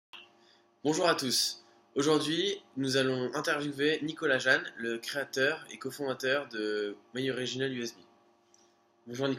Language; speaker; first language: French; native; French